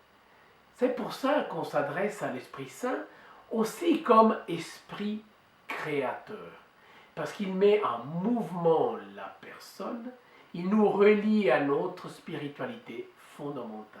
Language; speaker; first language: French; native; French